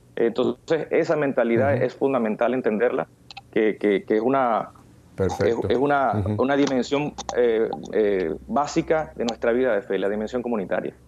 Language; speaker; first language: Spanish; native; Spanish